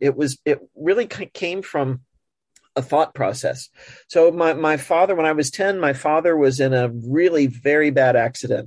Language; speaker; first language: English; native; English